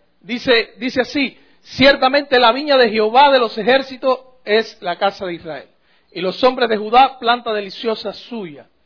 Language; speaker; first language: Spanish; native; Spanish